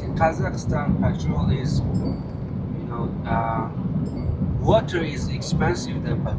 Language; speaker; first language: English; non-native, fluent; Chinese